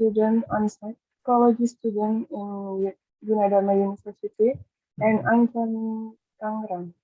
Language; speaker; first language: English; non-native, learner; Indonesian